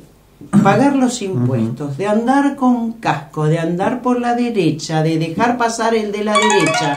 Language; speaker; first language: Spanish; native; Spanish